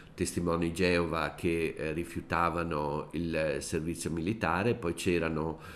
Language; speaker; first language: Italian; native; Italian